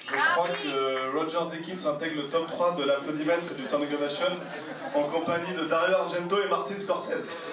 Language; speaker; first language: French; native; French